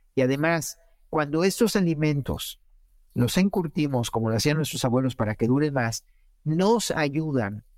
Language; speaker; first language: Spanish; native; Spanish